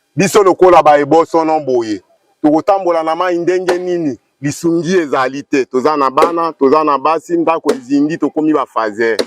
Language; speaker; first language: Lingala; native; Lingala